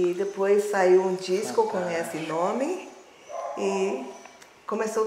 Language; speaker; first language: Portuguese; non-native, fluent; English